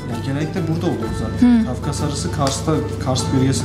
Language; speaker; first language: Turkish; native; Turkish